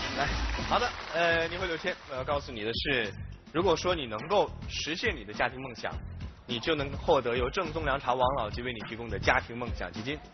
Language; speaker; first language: Chinese; non-native, local second language; Uyghur